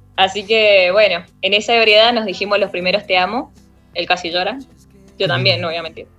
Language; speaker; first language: Spanish; native; Spanish